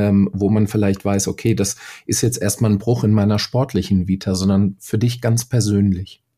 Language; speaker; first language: German; native; German